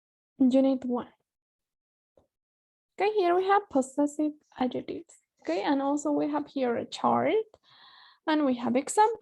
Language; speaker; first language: English; non-native, fluent; Spanish